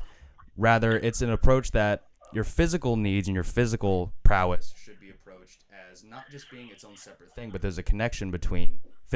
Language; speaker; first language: English; native; English